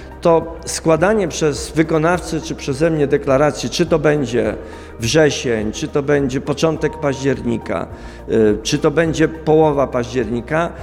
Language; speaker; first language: Polish; native; Polish